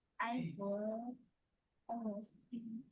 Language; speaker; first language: English; non-native, learner; Vietnamese